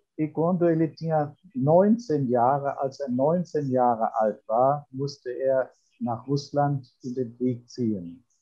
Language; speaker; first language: German; native; German